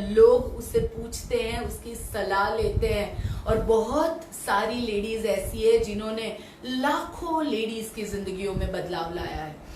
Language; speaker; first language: Hindi; non-native, local second language; Gujarati